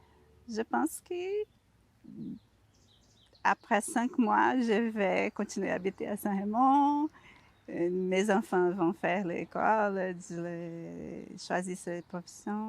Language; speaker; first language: French; non-native, learner; Portuguese